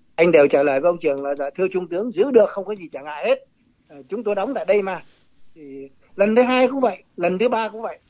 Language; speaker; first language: Vietnamese; native; Vietnamese